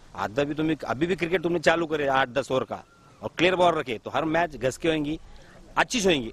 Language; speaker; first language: Hindi; non-native, local second language; Marathi